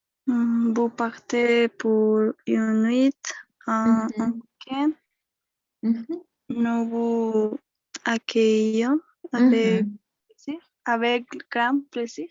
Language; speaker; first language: French; non-native, learner; Spanish